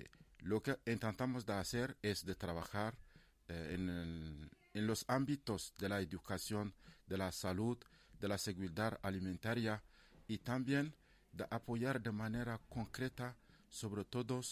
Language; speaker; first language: Spanish; non-native, fluent; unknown